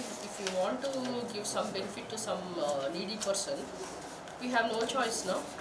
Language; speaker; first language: English; non-native, local second language; Telugu